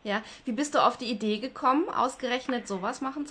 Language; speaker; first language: German; native; German